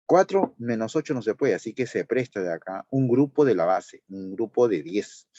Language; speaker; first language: Spanish; native; Spanish